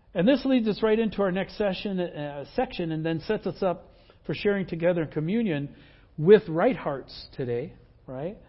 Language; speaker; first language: English; native; English